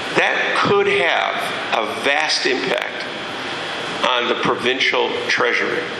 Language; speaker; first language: English; native; English